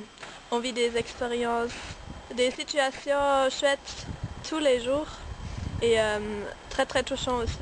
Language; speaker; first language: French; non-native, fluent; German